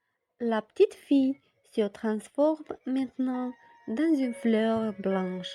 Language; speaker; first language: French; non-native, fluent; Romanian